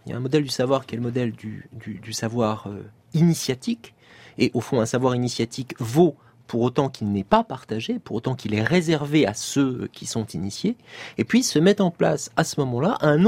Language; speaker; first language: French; native; French